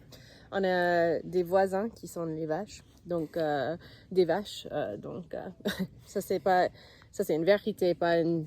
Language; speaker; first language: French; non-native, learner; English